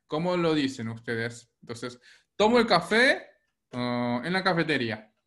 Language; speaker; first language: Spanish; non-native, fluent; Korean